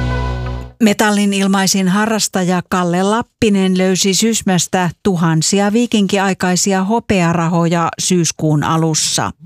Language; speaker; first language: Finnish; native; Finnish